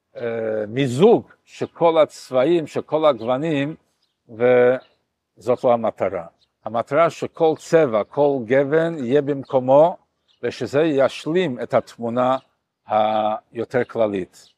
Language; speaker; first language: Hebrew; non-native, fluent; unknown